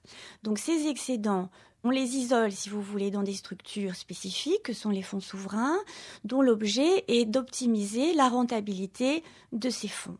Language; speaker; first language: French; native; French